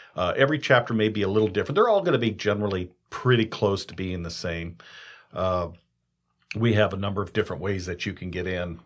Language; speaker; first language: English; native; English